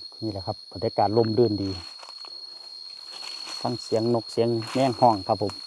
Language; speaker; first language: Thai; non-native, local second language; Northeastern Thai